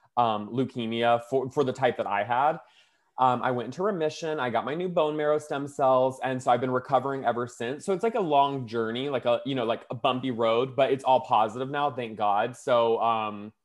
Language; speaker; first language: English; native; English